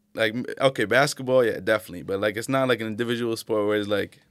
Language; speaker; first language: English; early bilingual, other home language; Arabic